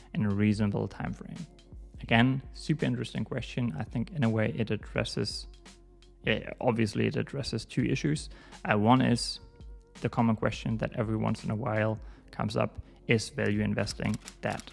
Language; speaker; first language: English; non-native, fluent; German